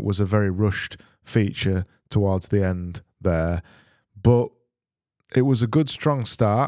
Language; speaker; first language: English; native; English